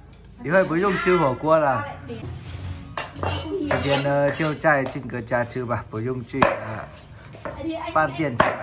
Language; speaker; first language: Chinese; non-native, fluent; Vietnamese